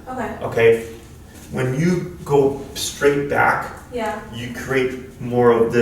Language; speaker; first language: English; native; English